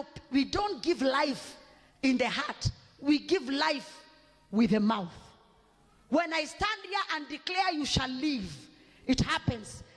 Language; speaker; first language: English; non-native, local second language; Swahili